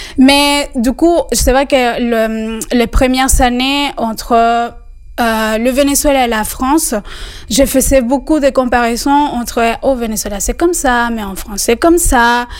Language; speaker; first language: French; non-native, fluent; Spanish